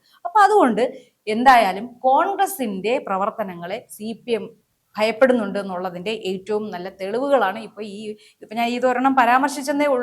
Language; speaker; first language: Malayalam; native; Malayalam